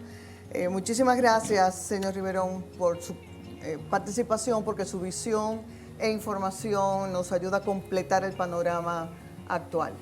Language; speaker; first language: Spanish; native; Spanish